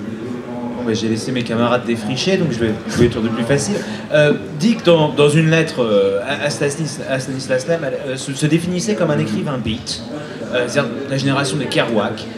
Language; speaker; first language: French; native; French